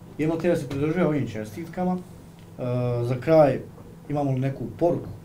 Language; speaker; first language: Bosnian; native; Bosnian